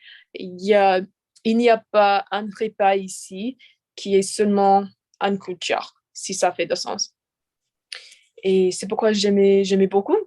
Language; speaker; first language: French; non-native, learner; English